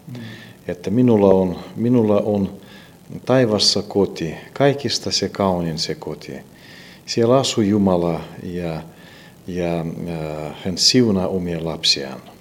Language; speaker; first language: Finnish; non-native, fluent; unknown